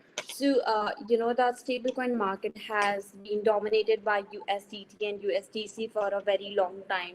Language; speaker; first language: English; non-native, fluent; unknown